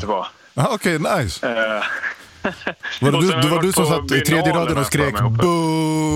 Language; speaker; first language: Swedish; native; Swedish